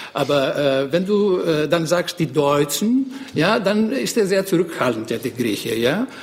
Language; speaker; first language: German; non-native, fluent; Greek